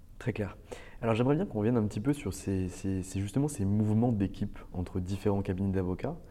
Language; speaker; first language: French; native; French